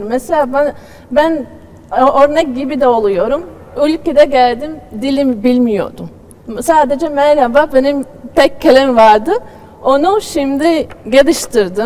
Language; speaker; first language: Turkish; non-native, learner; Latvian